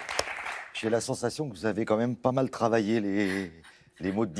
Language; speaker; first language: French; native; French